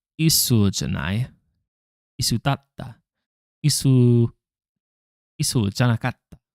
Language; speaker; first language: Japanese; non-native, learner; English